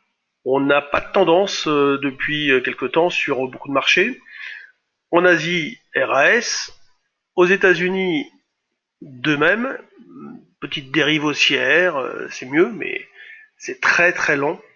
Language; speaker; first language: French; native; French